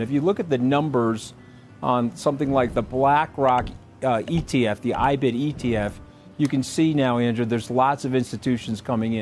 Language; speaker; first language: English; native; English